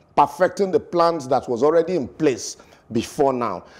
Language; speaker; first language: English; non-native, local second language; Bini